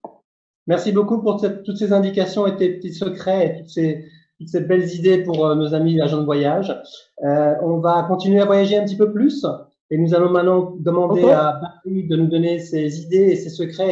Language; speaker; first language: French; native; French